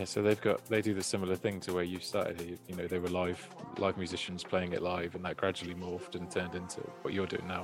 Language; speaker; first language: English; native; English